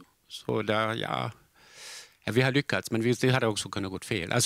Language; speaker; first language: Swedish; non-native, fluent; German